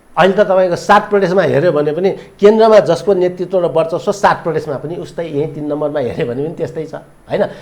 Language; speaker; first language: Nepali; non-native, local second language; Newari